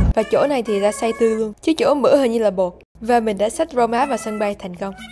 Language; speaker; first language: Vietnamese; early bilingual, heritage; Vietnamese